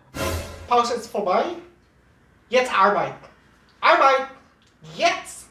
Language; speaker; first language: German; non-native, learner; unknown